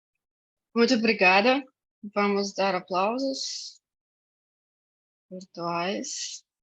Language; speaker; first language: Portuguese; non-native, fluent; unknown